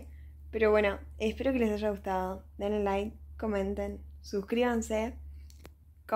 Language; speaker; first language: Spanish; native; Spanish